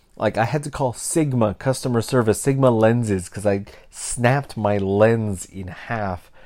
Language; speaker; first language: English; native; English